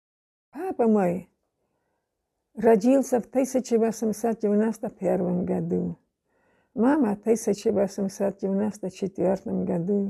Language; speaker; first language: Russian; non-native, local second language; German